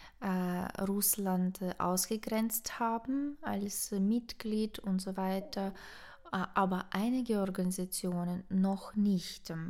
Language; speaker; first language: German; non-native, fluent; Ukrainian